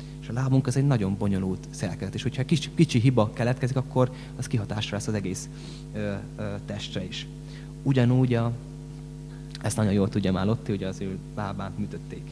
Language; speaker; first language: Hungarian; native; Hungarian